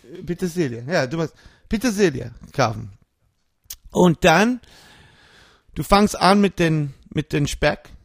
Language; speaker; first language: German; non-native, learner; English